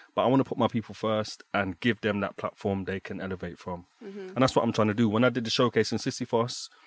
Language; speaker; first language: English; native; English